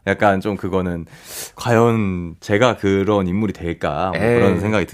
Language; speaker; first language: Korean; native; Korean